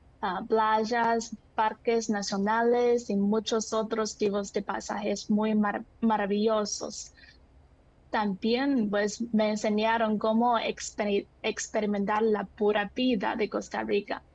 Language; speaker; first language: Spanish; non-native, fluent; Chinese